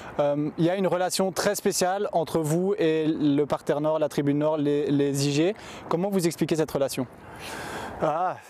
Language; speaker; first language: French; native; French